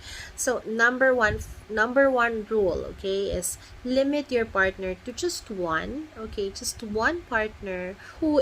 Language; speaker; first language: English; non-native, local second language; Filipino